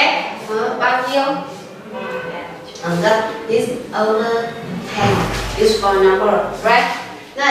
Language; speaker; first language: English; non-native, learner; Vietnamese